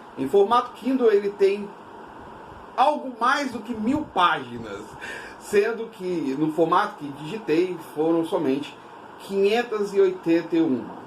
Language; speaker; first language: Portuguese; native; Portuguese